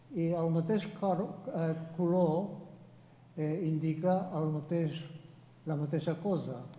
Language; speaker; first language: Catalan; non-native, fluent; Japanese